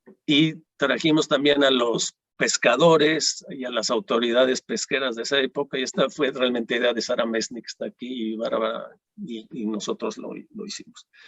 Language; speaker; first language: Spanish; native; Spanish